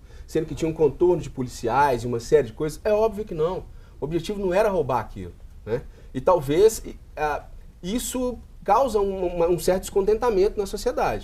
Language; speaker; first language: Portuguese; native; Portuguese